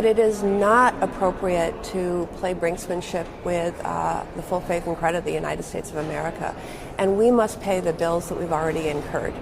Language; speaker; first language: English; native; English